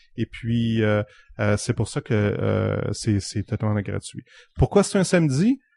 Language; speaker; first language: French; native; French